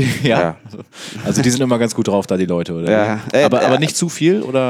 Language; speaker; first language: German; native; German